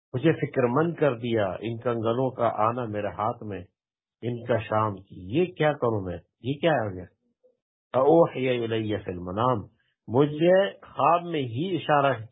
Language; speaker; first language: Urdu; non-native, local second language; Pashto